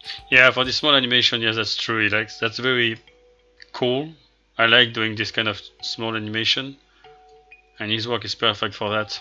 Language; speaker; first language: English; non-native, fluent; French